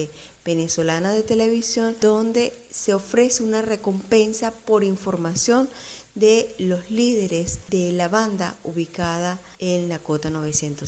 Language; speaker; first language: Spanish; native; Spanish